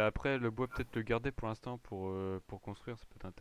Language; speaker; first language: French; native; French